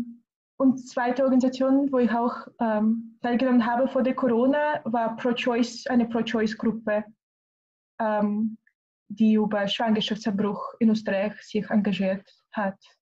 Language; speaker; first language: German; non-native, fluent; Russian